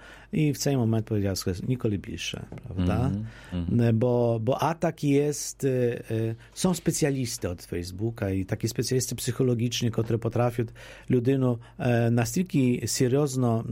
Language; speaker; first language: Polish; non-native, local second language; Ukrainian